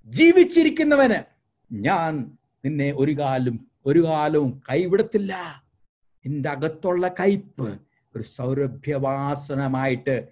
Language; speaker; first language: Malayalam; early bilingual, heritage; Malayalam